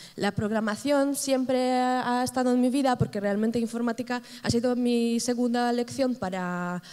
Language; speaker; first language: Spanish; non-native, fluent; Polish